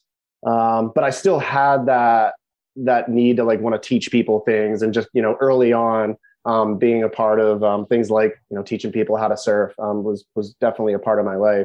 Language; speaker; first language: English; native; English